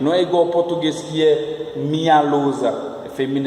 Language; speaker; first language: Portuguese; non-native, fluent; French